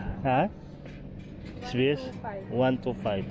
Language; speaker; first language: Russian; non-native, learner; Filipino